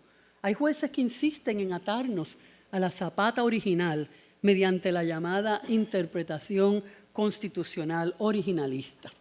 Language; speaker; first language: Spanish; native; Spanish